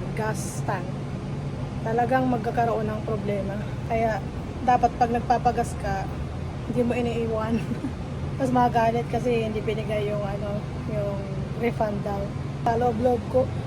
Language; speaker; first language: Filipino; non-native, local second language; Bikol